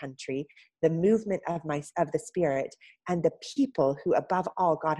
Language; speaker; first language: English; native; English